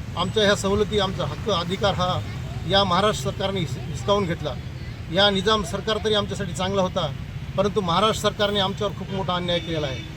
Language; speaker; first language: Marathi; non-native, local second language; Lambadi